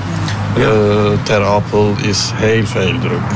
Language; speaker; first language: Dutch; non-native, learner; Turkish